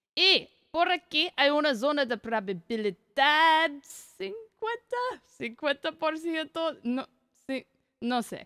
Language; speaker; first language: Spanish; non-native, learner; English